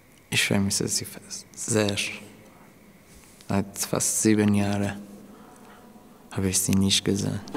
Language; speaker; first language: German; non-native, learner; Persian